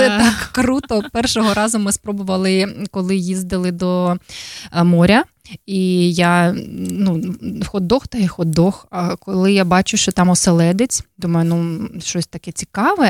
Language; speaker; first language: Ukrainian; native; Ukrainian